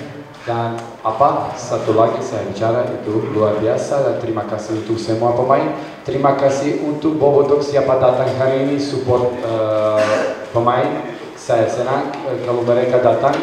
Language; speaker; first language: Indonesian; non-native, learner; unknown